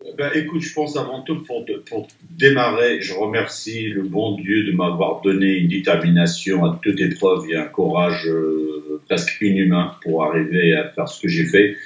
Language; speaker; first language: French; non-native, local second language; Arabic